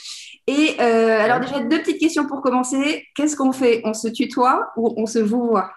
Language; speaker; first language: French; native; French